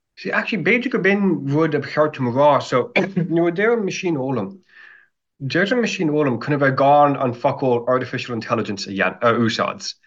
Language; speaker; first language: Irish; non-native, fluent; English